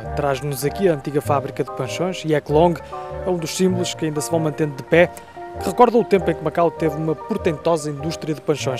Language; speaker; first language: Portuguese; native; Portuguese